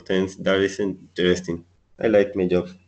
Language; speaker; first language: English; non-native, learner; Spanish